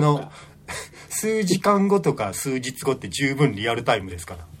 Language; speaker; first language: Japanese; native; Japanese